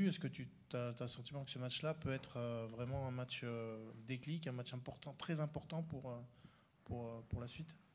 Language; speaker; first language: French; native; French